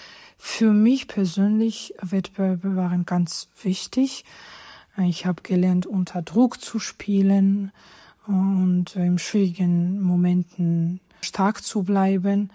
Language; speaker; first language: German; non-native, fluent; Georgian